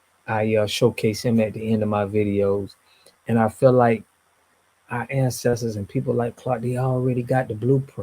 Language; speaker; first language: English; native; English